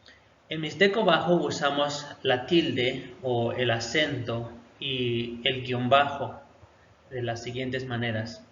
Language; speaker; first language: Spanish; non-native, local second language; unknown